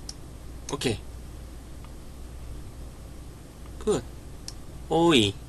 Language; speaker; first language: English; non-native, learner; Korean